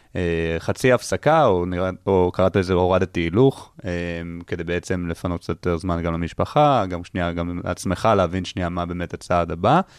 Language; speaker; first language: Hebrew; native; Hebrew